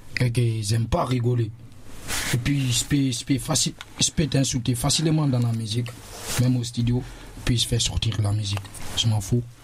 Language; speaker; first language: French; non-native, local second language; Susu